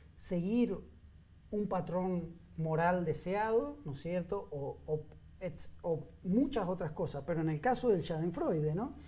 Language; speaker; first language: Spanish; native; Spanish